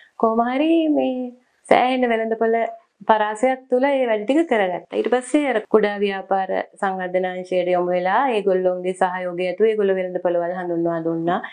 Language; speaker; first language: Sinhala; native; Sinhala